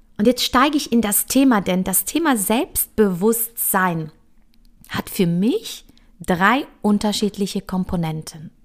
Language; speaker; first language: German; early bilingual, other home language; Polish